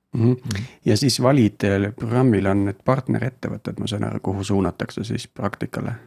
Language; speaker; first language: Estonian; native; Estonian